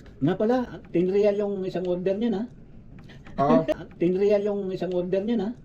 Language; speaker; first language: Filipino; native; Filipino